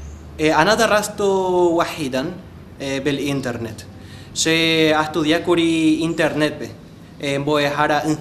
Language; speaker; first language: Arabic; non-native, fluent; Guarani